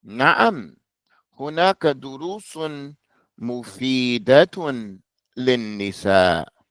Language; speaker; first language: Arabic; non-native, fluent; English